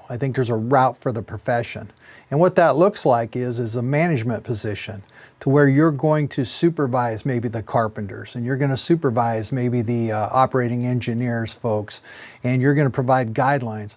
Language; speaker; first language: English; native; English